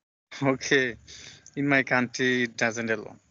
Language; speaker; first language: English; non-native, fluent; Bangla